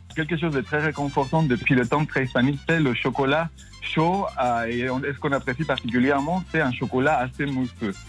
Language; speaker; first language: French; non-native, fluent; Spanish